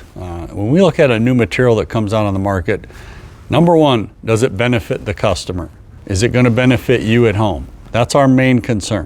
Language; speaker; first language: English; native; English